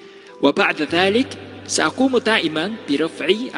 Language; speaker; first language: Arabic; non-native, fluent; Korean